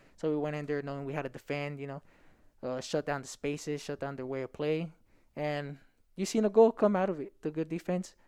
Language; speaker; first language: English; native; English